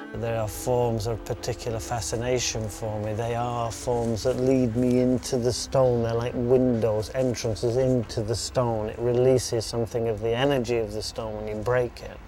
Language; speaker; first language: English; native; English